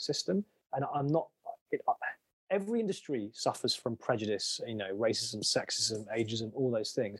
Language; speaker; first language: English; native; English